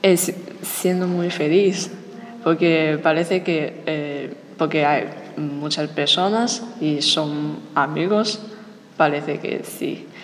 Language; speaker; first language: Spanish; non-native, learner; Chinese